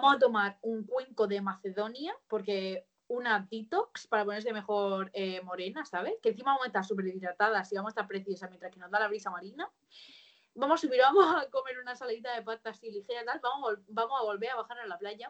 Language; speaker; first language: Spanish; native; Spanish